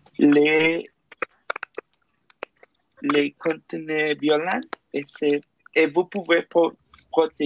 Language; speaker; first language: French; non-native, learner; Spanish